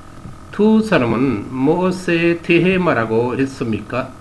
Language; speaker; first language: Korean; non-native, learner; Urdu